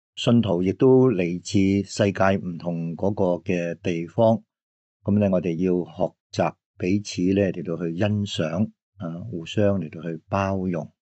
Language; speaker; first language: Cantonese; native; Cantonese